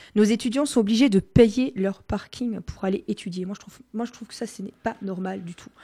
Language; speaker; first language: French; non-native, local second language; Swiss German